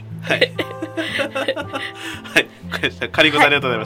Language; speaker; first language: Japanese; native; Japanese